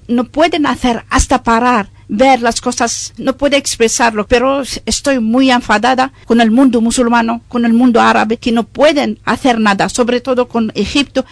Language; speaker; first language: Spanish; non-native, fluent; Arabic